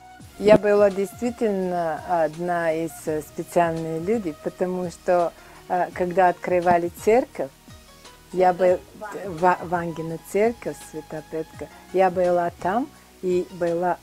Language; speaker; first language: Russian; non-native, learner; Bulgarian